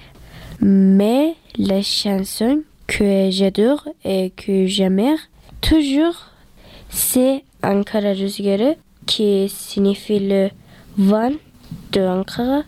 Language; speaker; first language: French; non-native, learner; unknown